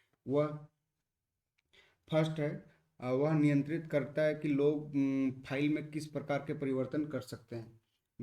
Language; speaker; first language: Hindi; native; Hindi